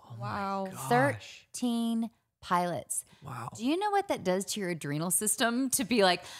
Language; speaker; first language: English; native; English